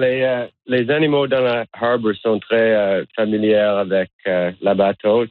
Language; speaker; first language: French; non-native, learner; English